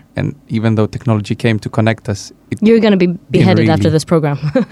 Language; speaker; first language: English; non-native, fluent; Hungarian